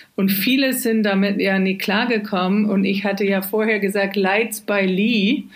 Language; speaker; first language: German; non-native, fluent; English